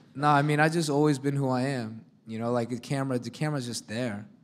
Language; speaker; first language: English; native; English